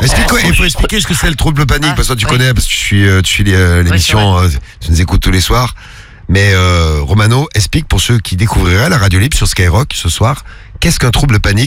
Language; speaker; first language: French; native; French